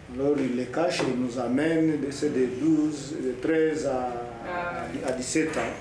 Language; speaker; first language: French; non-native, local second language; Swahili